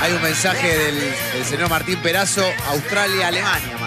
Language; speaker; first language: Spanish; native; Spanish